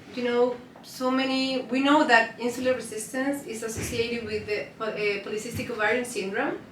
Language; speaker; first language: English; non-native, fluent; Spanish